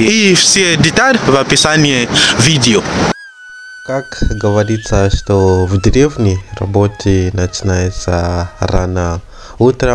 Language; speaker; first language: Russian; non-native, learner; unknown